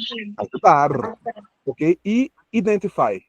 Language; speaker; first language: English; non-native, fluent; Portuguese